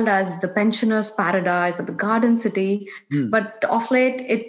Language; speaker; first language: English; non-native, local second language; Kannada